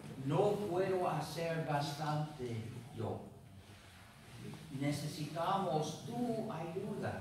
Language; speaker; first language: Spanish; non-native, fluent; English